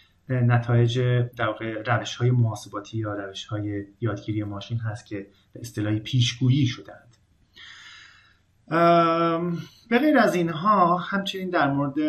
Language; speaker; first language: Persian; native; Persian